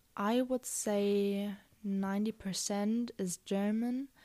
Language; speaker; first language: English; non-native, fluent; German